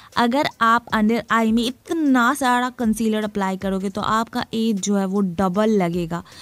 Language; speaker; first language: Hindi; non-native, local second language; Bangla